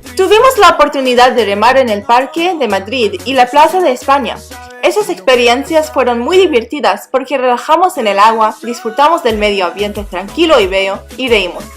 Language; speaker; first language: Spanish; non-native, learner; English